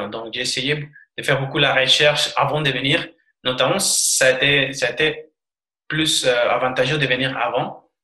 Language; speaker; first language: French; non-native, fluent; Spanish